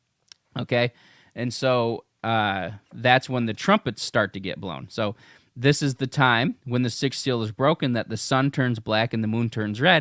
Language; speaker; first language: English; native; English